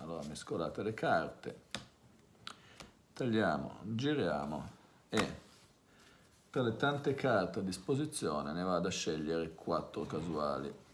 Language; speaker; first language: Italian; native; Italian